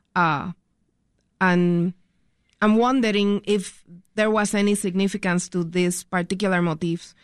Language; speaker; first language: English; non-native, fluent; Spanish